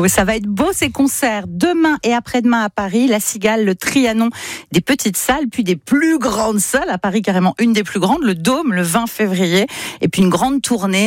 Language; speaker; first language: French; native; French